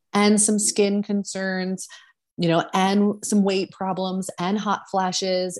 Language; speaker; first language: English; native; English